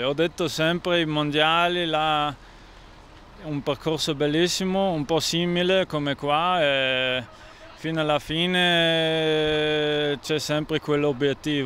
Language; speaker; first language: Italian; non-native, local second language; German